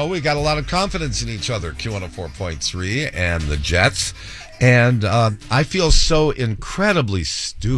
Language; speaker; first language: English; native; English